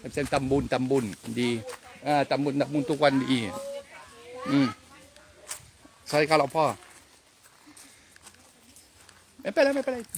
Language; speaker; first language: Thai; non-native, learner; French